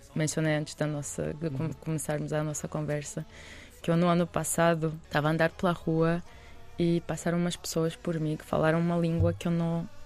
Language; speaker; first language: Portuguese; non-native, fluent; Russian